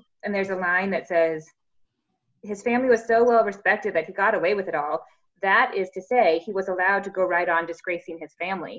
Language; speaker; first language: English; native; English